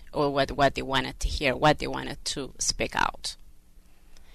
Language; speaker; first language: English; non-native, fluent; Amharic